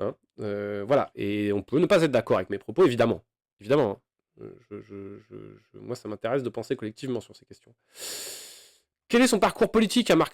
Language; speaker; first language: French; native; French